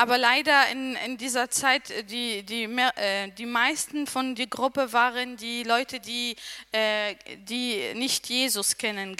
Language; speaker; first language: German; non-native, learner; Arabic